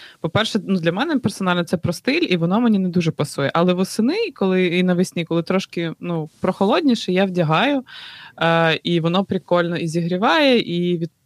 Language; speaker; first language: Ukrainian; native; Ukrainian